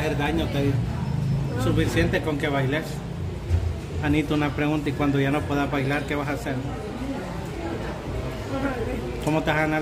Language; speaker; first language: Spanish; native; Spanish